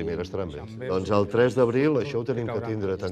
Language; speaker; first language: Catalan; native; Catalan